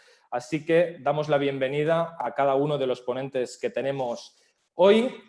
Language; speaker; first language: Spanish; native; Spanish